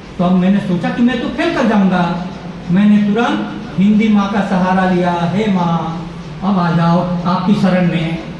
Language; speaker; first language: Hindi; non-native, local second language; Bhojpuri